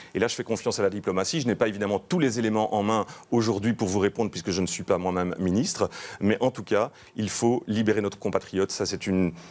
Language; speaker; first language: French; native; French